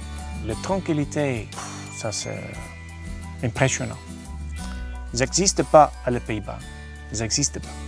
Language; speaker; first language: French; non-native, learner; Dutch